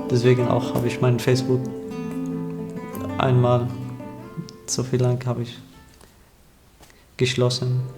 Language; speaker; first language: German; non-native, learner; Arabic